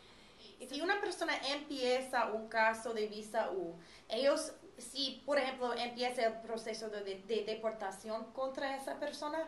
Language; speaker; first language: Spanish; non-native, fluent; English